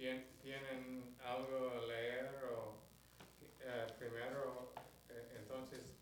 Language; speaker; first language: Spanish; non-native, learner; English